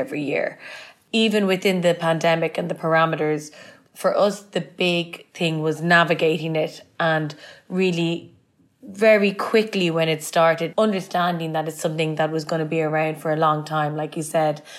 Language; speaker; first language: English; native; English